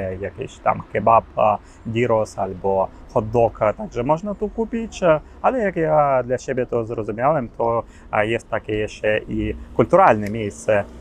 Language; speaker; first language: Polish; non-native, learner; Ukrainian